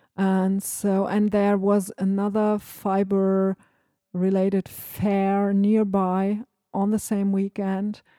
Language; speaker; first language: English; non-native, fluent; German